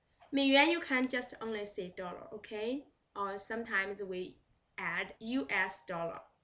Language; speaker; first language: English; non-native, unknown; Chinese